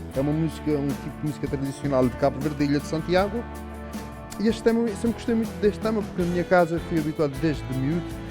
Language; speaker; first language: Portuguese; early bilingual, other home language; Kabuverdianu